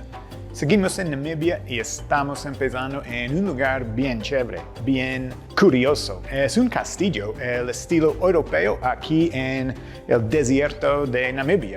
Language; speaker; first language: Spanish; non-native, fluent; English